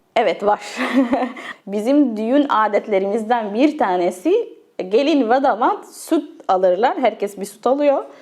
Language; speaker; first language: Turkish; non-native, fluent; Arabic